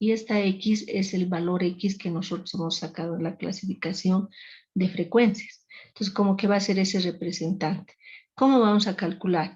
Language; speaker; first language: Spanish; native; Spanish